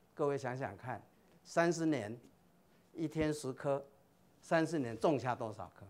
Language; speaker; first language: Chinese; native; Chinese